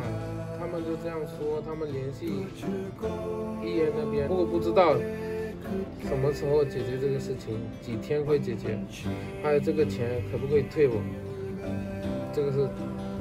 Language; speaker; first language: Chinese; non-native, fluent; Hindi